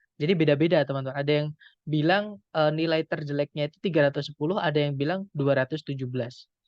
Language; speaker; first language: Indonesian; non-native, local second language; Javanese